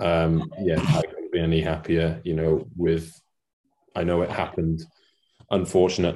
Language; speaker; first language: English; non-native, local second language; Welsh